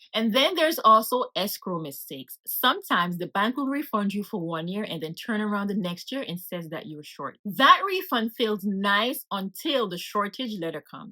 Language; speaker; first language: English; native; English